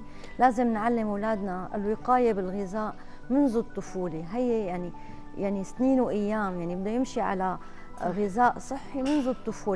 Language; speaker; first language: Arabic; native; Arabic